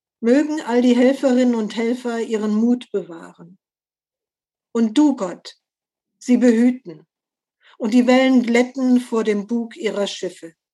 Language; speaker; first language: German; native; German